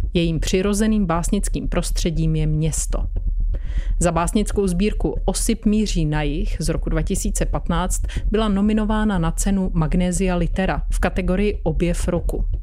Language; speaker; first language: Czech; native; Czech